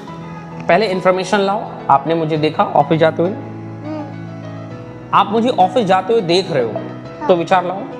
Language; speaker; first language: Hindi; native; Hindi